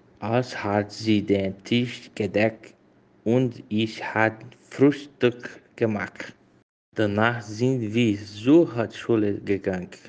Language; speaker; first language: German; non-native, learner; Portuguese